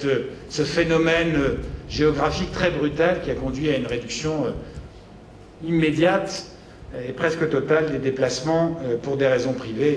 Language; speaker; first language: French; native; French